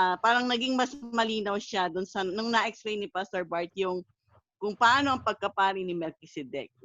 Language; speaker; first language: Filipino; native; Filipino